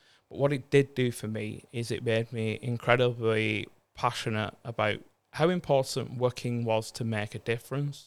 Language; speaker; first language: English; native; English